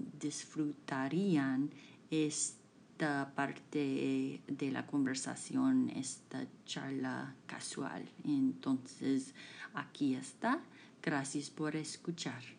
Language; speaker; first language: Spanish; non-native, fluent; English